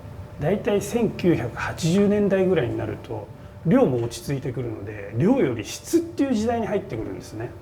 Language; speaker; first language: Japanese; native; Japanese